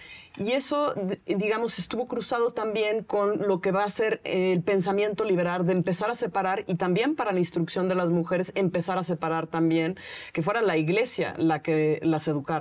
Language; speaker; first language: Spanish; native; Spanish